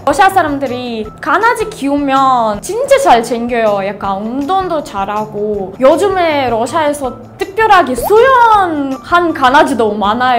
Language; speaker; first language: Korean; non-native, fluent; Russian